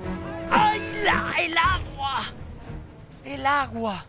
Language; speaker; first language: Spanish; native; Spanish